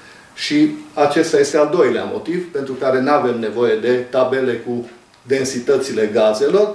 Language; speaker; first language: Romanian; native; Romanian